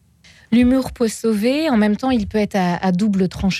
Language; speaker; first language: French; native; French